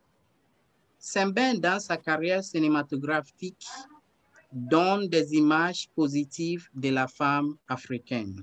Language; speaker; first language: French; non-native, fluent; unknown